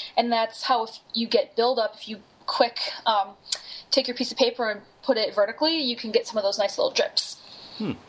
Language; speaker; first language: English; native; English